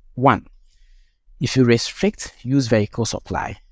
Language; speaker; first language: English; non-native, local second language; Akan